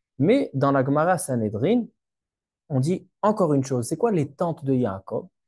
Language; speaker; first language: French; native; French